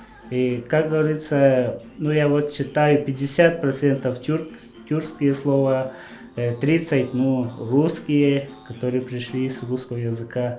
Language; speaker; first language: Russian; non-native, local second language; Tuvinian